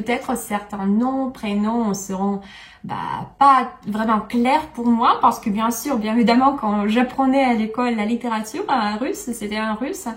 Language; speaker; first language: French; non-native, fluent; Russian